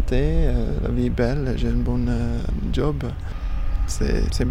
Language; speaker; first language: French; non-native, learner; Afrikaans